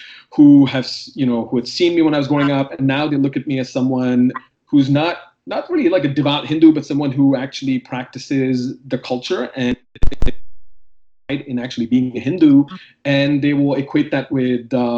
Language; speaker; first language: English; non-native, local second language; Hindi